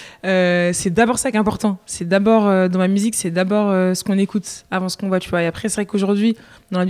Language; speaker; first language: French; native; French